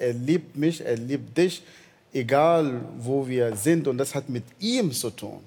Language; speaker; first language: German; non-native, fluent; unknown